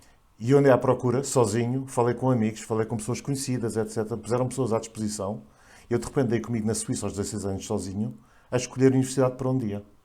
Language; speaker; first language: Portuguese; native; Portuguese